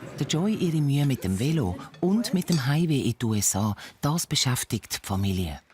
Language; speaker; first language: German; native; German